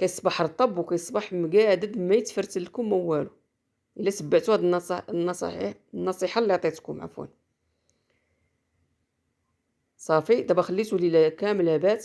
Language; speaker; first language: Arabic; native; Arabic